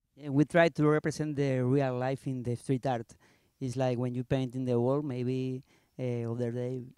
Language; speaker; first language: English; non-native, learner; Spanish